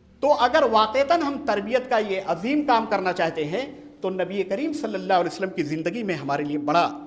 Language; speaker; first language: Urdu; native; Urdu